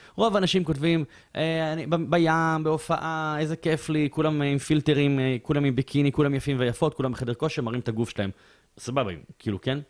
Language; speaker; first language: Hebrew; native; Hebrew